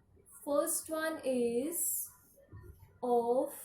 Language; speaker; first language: English; non-native, local second language; Hindi